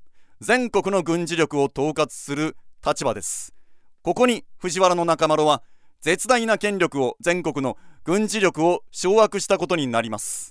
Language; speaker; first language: Japanese; native; Japanese